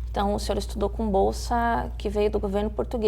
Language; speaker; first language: Portuguese; native; Portuguese